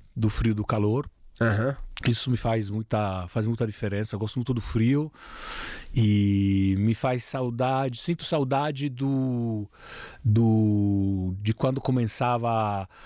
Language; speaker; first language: Portuguese; non-native, fluent; Italian